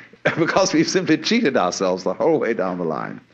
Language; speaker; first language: English; native; English